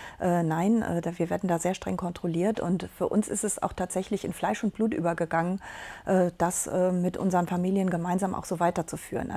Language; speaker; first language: German; native; German